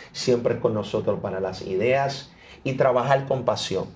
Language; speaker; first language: Spanish; early bilingual, heritage; Spanish